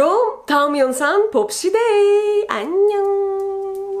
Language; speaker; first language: Korean; non-native, learner; Russian